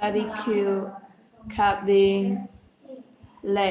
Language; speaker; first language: English; non-native, learner; Vietnamese